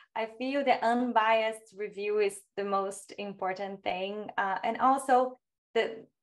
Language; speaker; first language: English; non-native, fluent; Portuguese